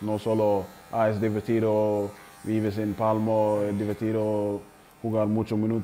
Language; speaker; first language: Spanish; non-native, learner; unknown